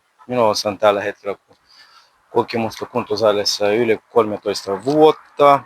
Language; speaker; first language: Finnish; non-native, learner; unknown